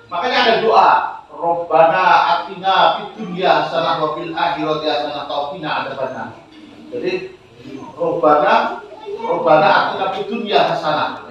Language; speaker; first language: Indonesian; native; Indonesian